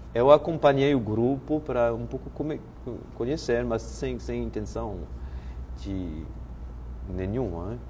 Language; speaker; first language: Portuguese; non-native, fluent; French